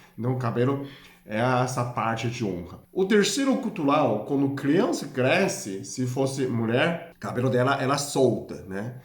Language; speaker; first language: Portuguese; non-native, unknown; Chinese